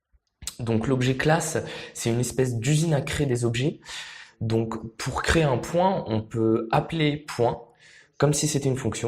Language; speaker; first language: French; native; French